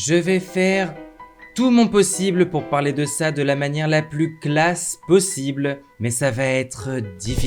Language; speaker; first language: French; native; French